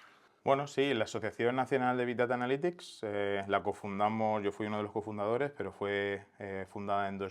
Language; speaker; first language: Spanish; native; Spanish